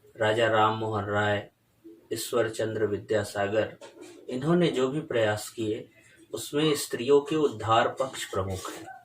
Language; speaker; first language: Hindi; native; Hindi